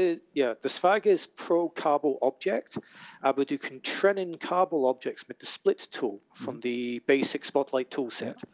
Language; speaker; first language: German; non-native, learner; English